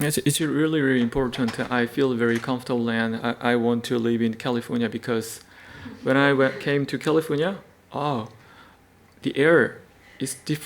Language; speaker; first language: English; non-native, learner; Korean